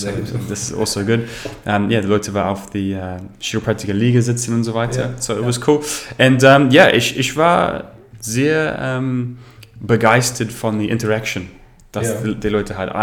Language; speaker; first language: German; non-native, learner; English